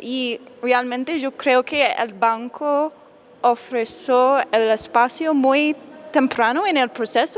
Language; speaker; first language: Spanish; non-native, fluent; English